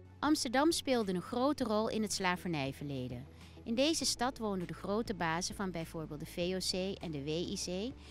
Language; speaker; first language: Dutch; native; Dutch